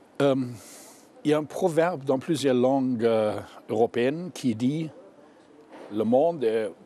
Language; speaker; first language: French; non-native, fluent; German